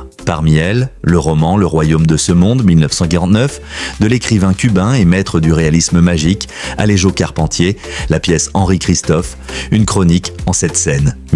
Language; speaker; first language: French; non-native, local second language; Haitian Creole